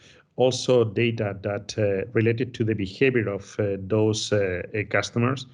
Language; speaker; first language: English; non-native, fluent; Spanish